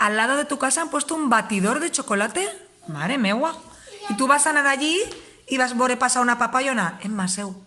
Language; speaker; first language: Catalan; native; Catalan